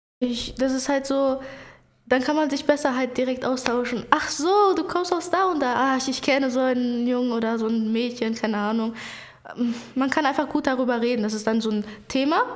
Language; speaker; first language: German; early bilingual, other home language; Bulgarian